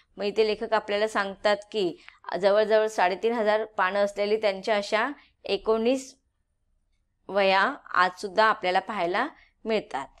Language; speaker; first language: Marathi; native; Marathi